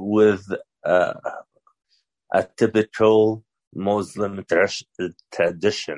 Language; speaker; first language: English; non-native, fluent; Arabic